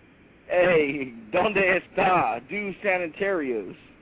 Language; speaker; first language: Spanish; non-native, learner; English